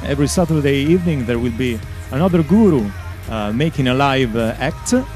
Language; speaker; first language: English; non-native, fluent; Italian